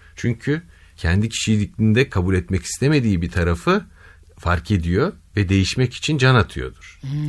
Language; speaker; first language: Turkish; native; Turkish